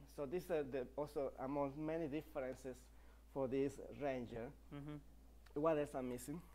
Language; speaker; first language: English; non-native, fluent; Spanish